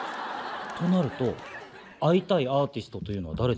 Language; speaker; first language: Japanese; native; Japanese